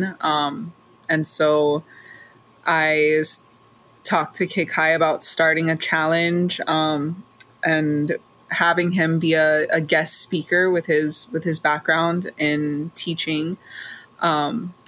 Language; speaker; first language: English; native; English